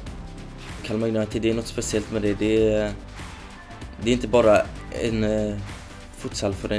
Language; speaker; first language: Swedish; early bilingual, other home language; Kurdish